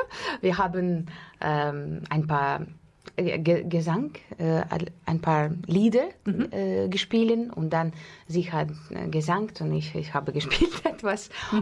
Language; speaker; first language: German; non-native, learner; Russian